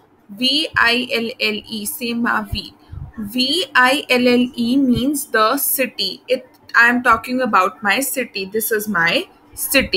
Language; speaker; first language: English; non-native, local second language; Hindi